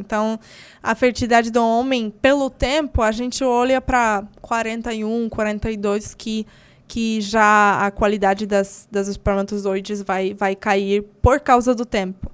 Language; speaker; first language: Portuguese; non-native, fluent; Polish